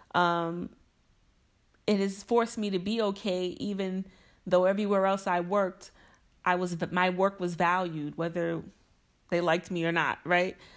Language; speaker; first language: English; native; English